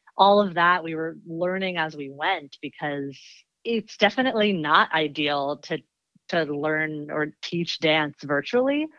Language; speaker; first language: English; native; English